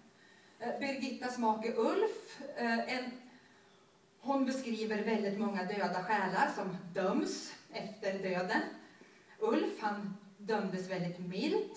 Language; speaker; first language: Swedish; native; Swedish